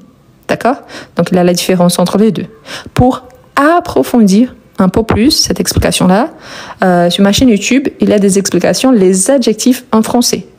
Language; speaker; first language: French; native; French